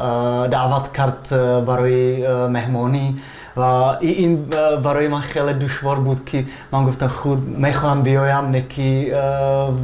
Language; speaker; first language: Persian; non-native, fluent; Slovak